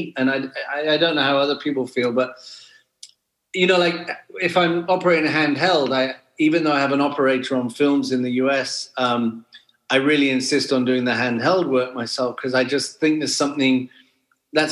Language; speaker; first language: English; native; English